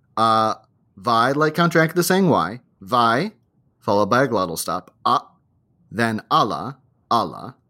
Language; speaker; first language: English; native; English